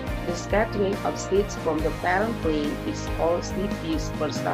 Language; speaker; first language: English; non-native, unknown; Indonesian